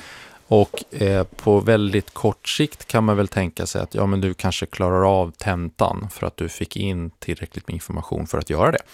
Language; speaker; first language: Swedish; native; Swedish